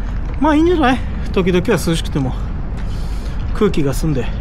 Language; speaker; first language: Japanese; native; Japanese